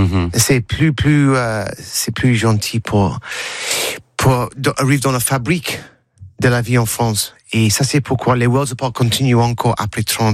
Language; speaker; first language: French; non-native, learner; English